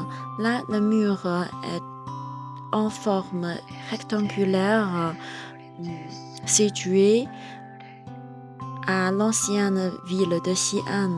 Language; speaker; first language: French; non-native, fluent; Chinese